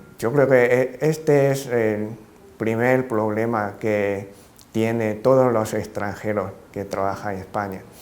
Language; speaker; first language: Spanish; non-native, fluent; Chinese